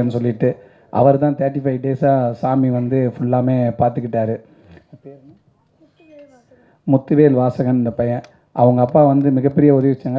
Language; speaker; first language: Tamil; native; Tamil